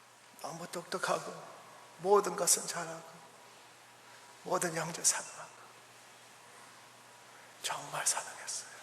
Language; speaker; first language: Korean; early bilingual, heritage; English